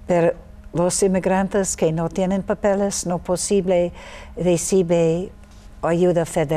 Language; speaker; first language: Spanish; non-native, learner; English